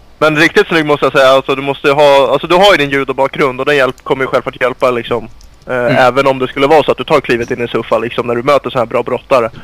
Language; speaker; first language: Swedish; native; Swedish